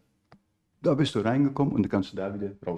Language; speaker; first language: German; native; German